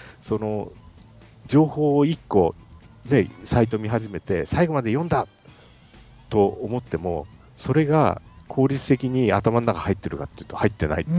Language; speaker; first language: Japanese; native; Japanese